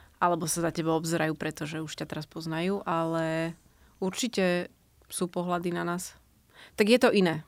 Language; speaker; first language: Slovak; native; Slovak